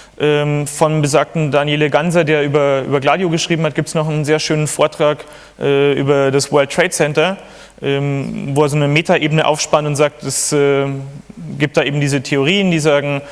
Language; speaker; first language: German; native; German